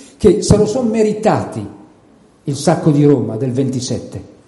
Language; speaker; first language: Italian; native; Italian